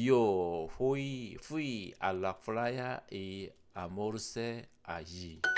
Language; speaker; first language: Spanish; non-native, learner; Korean